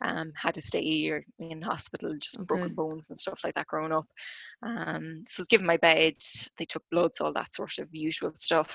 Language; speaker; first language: English; native; English